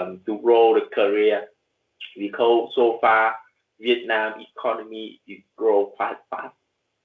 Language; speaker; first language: English; non-native, learner; Vietnamese